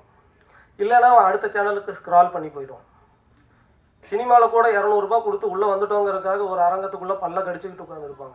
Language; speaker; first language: Tamil; native; Tamil